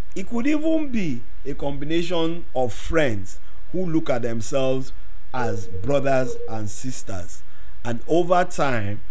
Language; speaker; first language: English; non-native, local second language; Yoruba